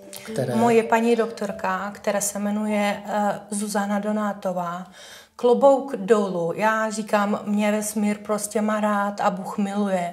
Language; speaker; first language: Czech; non-native, fluent; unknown